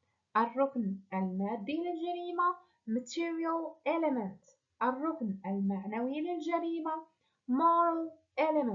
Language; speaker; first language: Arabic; native; Arabic